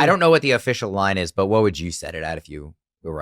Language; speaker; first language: English; native; English